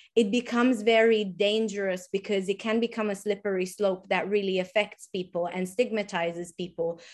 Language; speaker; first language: English; non-native, fluent; Italian